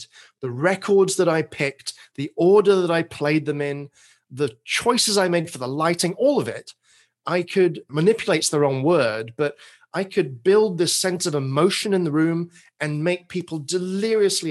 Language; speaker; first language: English; native; English